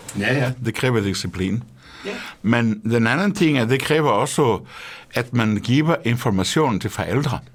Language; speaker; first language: Danish; non-native, fluent; Portuguese